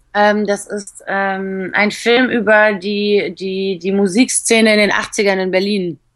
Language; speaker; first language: German; early bilingual, other home language; Polish